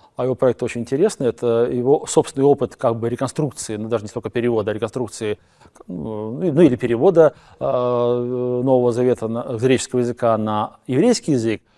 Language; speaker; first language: Russian; native; Russian